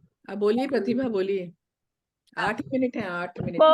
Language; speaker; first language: Hindi; native; Hindi